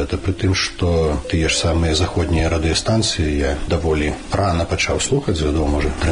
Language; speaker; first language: Belarusian; native; Belarusian